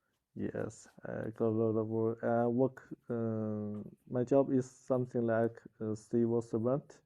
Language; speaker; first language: English; non-native, learner; Chinese